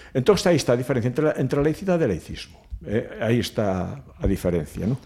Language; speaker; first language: Galician; native; Galician